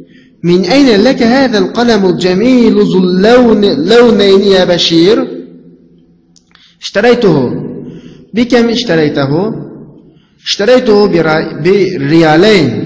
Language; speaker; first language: Arabic; non-native, fluent; Uzbek